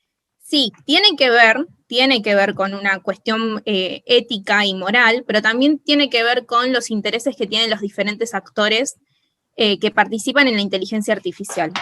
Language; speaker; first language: Spanish; native; Spanish